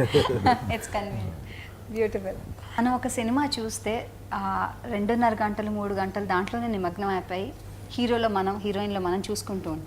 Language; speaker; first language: Telugu; native; Telugu